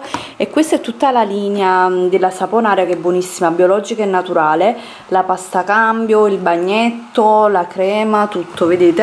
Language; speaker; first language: Italian; native; Italian